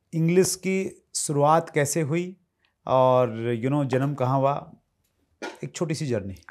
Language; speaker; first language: Hindi; native; Hindi